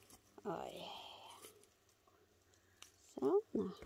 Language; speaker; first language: Norwegian; non-native, learner; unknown